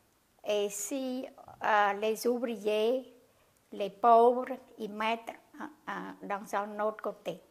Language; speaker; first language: French; non-native, learner; Khmer